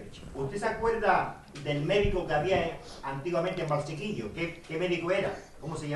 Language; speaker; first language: Spanish; native; Spanish